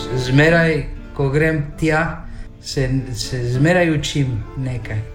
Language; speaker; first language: Slovenian; early bilingual, heritage; Slovenian